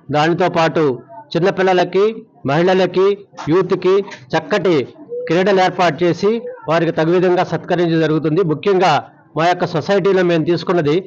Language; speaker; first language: Telugu; native; Telugu